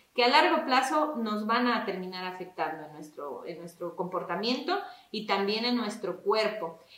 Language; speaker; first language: Spanish; native; Spanish